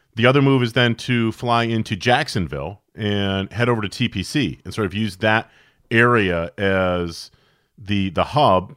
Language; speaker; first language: English; native; English